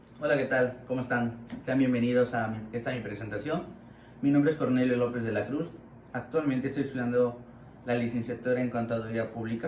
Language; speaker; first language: Spanish; native; Spanish